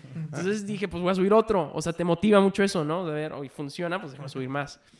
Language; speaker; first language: Spanish; native; Spanish